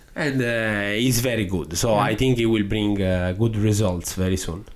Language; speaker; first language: English; non-native, fluent; Italian